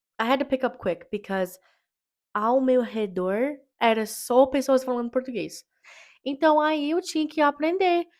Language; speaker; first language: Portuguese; non-native, fluent; English